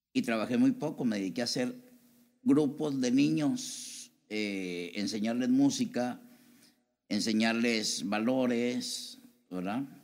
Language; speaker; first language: Spanish; native; Spanish